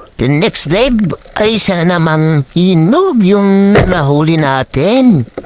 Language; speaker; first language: Filipino; native; Filipino